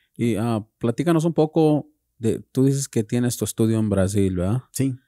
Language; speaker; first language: Spanish; early bilingual, heritage; Spanish